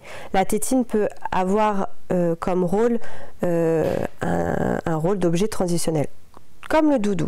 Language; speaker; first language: French; native; French